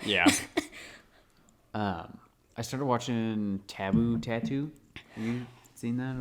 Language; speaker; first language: English; native; English